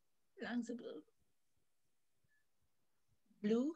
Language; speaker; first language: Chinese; non-native, learner; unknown